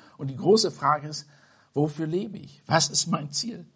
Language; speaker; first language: German; non-native, fluent; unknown